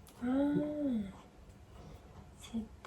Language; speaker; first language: French; non-native, learner; Lao